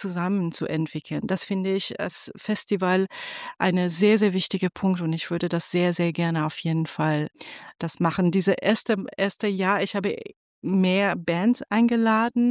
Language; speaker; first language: German; non-native, fluent; Persian